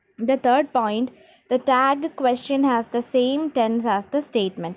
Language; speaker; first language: English; non-native, local second language; Malayalam